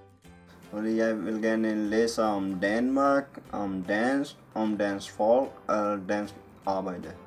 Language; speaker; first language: Danish; non-native, learner; Punjabi